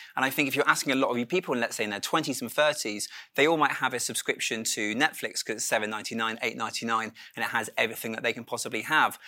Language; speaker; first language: English; native; English